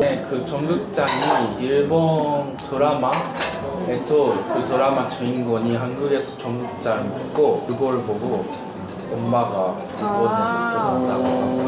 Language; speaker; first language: Korean; non-native, fluent; Japanese